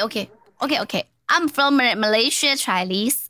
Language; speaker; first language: English; non-native, learner; Chinese